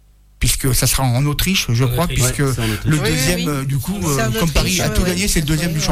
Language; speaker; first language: French; native; French